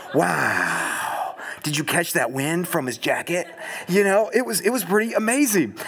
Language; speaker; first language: English; native; English